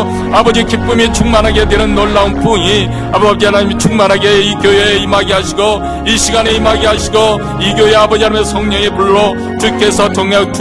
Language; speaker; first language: Korean; native; Korean